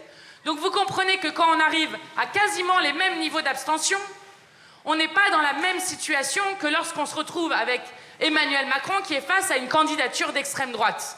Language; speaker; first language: French; native; French